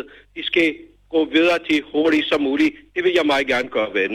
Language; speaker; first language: Danish; non-native, learner; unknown